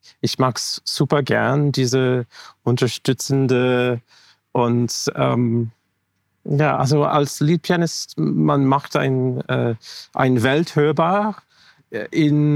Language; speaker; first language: German; non-native, fluent; English